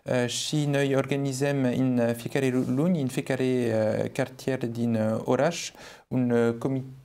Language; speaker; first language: Romanian; non-native, fluent; French